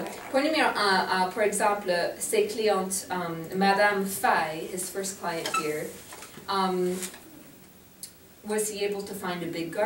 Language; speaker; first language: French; non-native, fluent; English